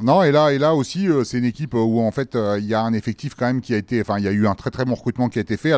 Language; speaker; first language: French; native; French